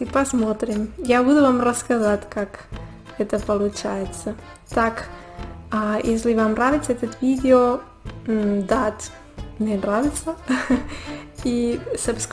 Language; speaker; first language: Russian; non-native, learner; Spanish